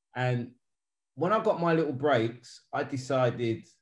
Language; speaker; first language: English; native; English